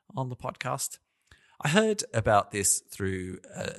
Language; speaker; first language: English; native; English